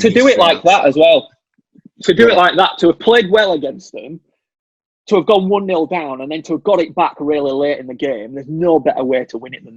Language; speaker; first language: English; native; English